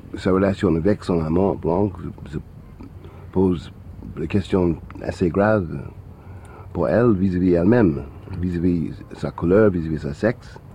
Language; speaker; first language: French; non-native, fluent; English